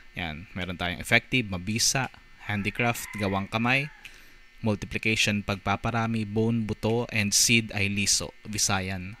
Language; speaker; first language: Filipino; native; Filipino